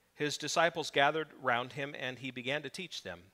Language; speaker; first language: English; native; English